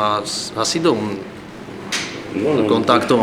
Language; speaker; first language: Spanish; non-native, learner; Armenian